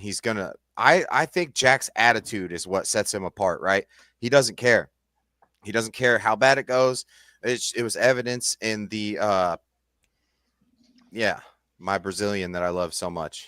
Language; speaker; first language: English; native; English